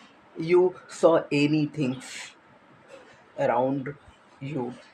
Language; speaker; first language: English; non-native, learner; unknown